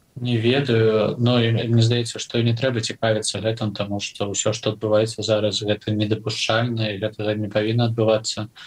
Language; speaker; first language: Belarusian; non-native, local second language; Russian